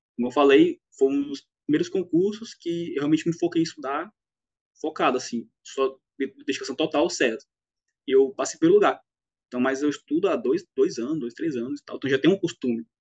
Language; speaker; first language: Portuguese; native; Portuguese